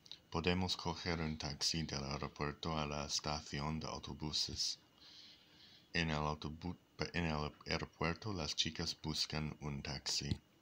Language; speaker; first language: Spanish; non-native, learner; English